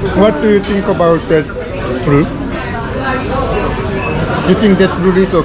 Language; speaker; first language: English; non-native, learner; Korean